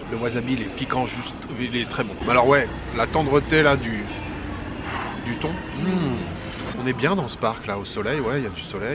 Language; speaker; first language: French; native; French